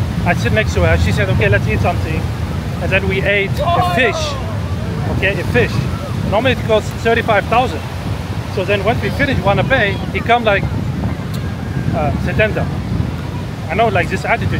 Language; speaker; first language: English; non-native, fluent; Arabic